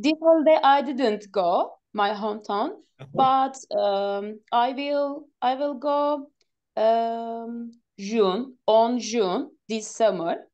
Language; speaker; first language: English; non-native, learner; Turkish